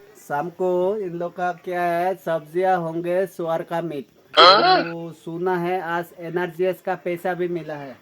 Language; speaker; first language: Hindi; non-native, local second language; Mizo